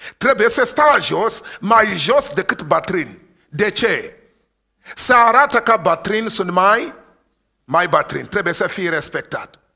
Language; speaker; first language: Romanian; non-native, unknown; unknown